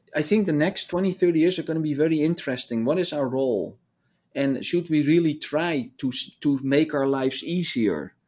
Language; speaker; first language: English; non-native, fluent; Dutch